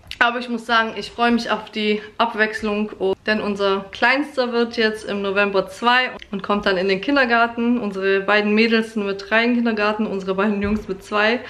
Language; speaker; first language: German; early bilingual, other home language; Polish